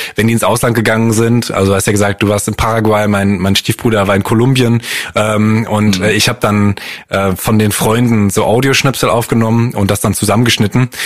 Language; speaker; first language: German; native; German